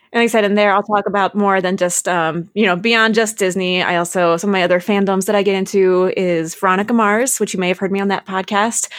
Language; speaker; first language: English; native; English